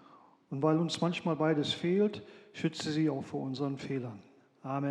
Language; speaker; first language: German; native; German